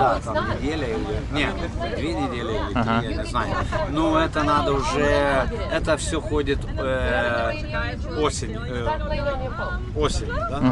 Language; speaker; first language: Russian; non-native, local second language; Lithuanian